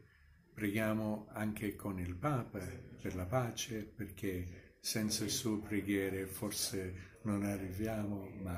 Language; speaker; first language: Italian; non-native, fluent; English